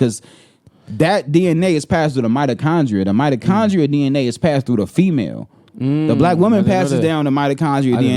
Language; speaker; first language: English; native; English